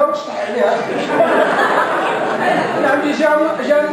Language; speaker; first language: French; non-native, learner; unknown